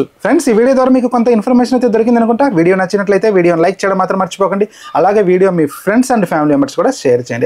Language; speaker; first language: Telugu; native; Telugu